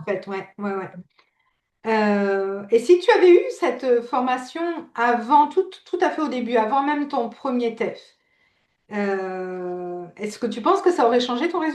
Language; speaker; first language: French; native; French